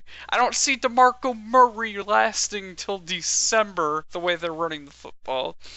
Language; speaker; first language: English; native; English